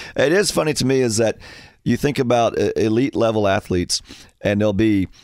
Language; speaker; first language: English; native; English